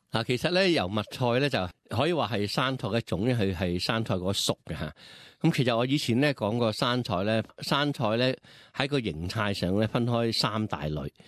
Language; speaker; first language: Cantonese; native; Cantonese